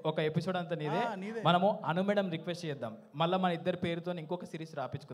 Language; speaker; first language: Telugu; native; Telugu